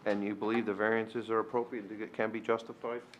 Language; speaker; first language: English; native; English